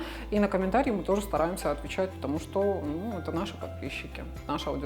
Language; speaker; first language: Russian; native; Russian